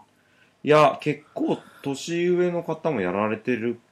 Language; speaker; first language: Japanese; native; Japanese